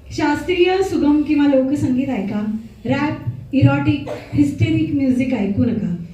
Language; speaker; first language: Marathi; native; Marathi